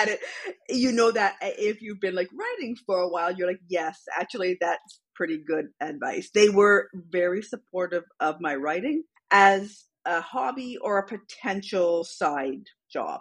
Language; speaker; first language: English; native; English